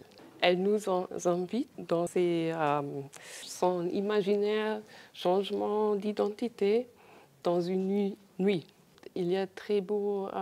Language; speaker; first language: French; non-native, fluent; German